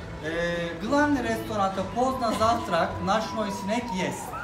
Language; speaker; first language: Russian; non-native, learner; Turkish